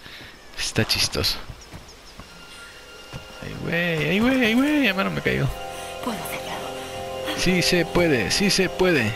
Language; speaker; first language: Spanish; native; Spanish